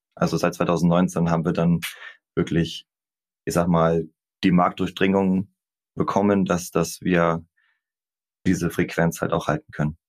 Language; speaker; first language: German; native; German